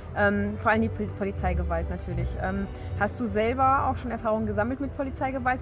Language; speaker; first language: German; native; German